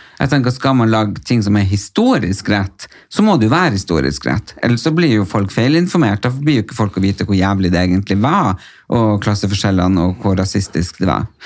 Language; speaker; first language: Norwegian; native; Norwegian